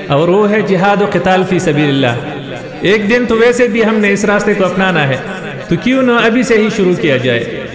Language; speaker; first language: Urdu; non-native, local second language; Pashto